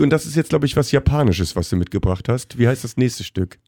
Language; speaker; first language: German; native; German